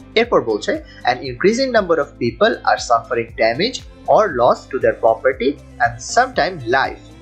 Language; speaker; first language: English; non-native, local second language; Bangla